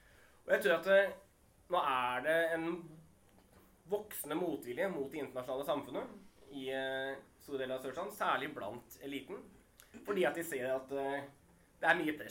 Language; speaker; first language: Norwegian; native; Norwegian